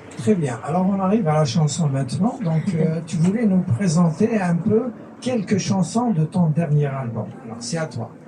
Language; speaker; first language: French; non-native, local second language; Kabyle